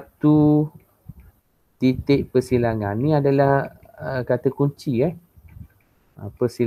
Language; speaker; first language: Malay; native; Malay